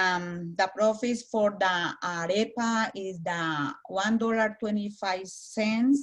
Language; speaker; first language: English; non-native, learner; Spanish